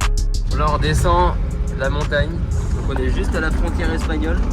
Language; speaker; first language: French; native; French